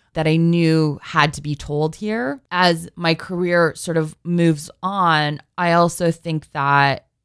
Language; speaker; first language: English; native; English